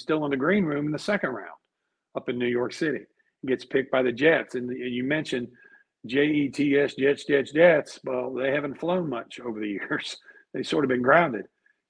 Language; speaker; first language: English; native; English